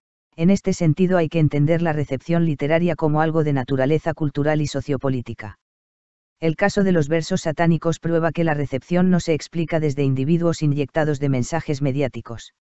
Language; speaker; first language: Spanish; native; Spanish